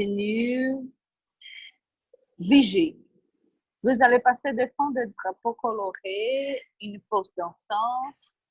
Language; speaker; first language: French; non-native, learner; Portuguese